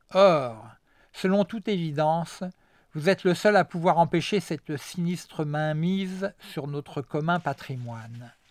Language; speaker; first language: French; native; French